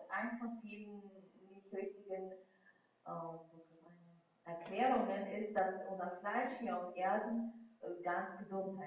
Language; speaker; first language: German; non-native, fluent; Russian